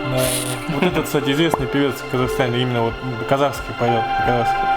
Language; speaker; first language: Russian; native; Russian